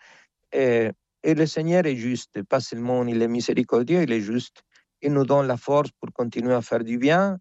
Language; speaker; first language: French; non-native, fluent; Spanish